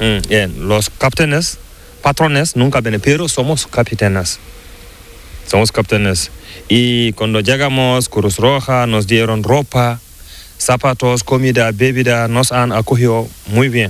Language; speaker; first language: Spanish; non-native, learner; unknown